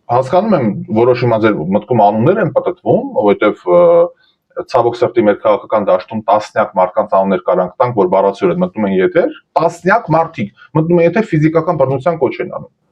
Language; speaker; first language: Armenian; early bilingual, heritage; Armenian